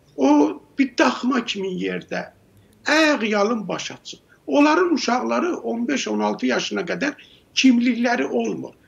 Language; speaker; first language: Azerbaijani; native; Azerbaijani